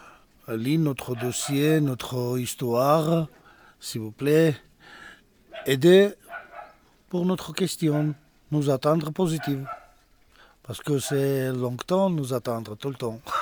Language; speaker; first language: French; non-native, learner; Georgian